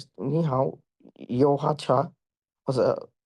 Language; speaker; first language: Chinese; non-native, learner; Bangla